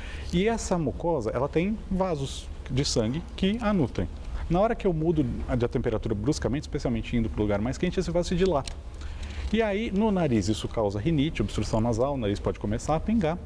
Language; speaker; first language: Portuguese; native; Portuguese